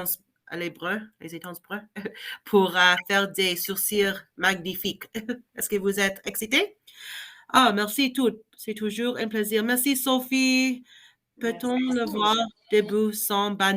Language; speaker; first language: French; non-native, learner; English